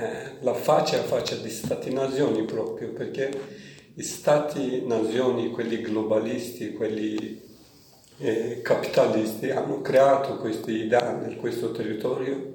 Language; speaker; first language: Italian; non-native, learner; Kurdish